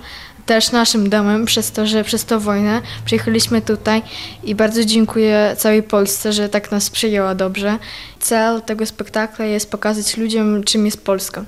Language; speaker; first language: Polish; early bilingual, other home language; Ukrainian